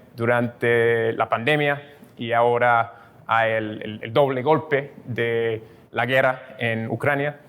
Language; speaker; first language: Spanish; non-native, fluent; English